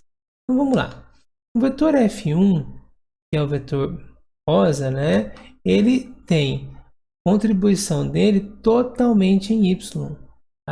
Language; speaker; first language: Portuguese; native; Portuguese